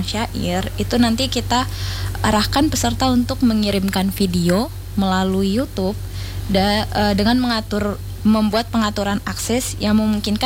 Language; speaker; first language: Indonesian; non-native, local second language; Batak Toba